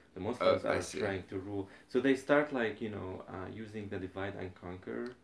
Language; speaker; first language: English; non-native, fluent; Arabic